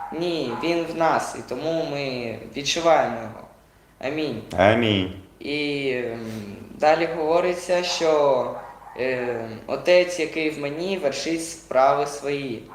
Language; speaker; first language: Ukrainian; non-native, local second language; Russian